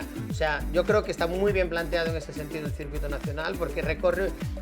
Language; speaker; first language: Spanish; native; Spanish